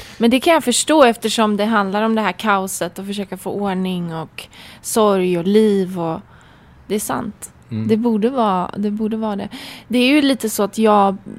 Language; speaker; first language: Swedish; early bilingual, other home language; Persian